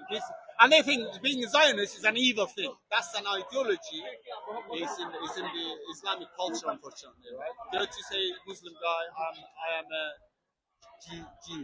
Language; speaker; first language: English; non-native, fluent; Persian